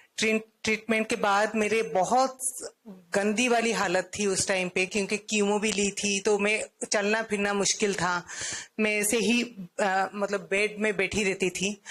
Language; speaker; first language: Hindi; non-native, local second language; Odia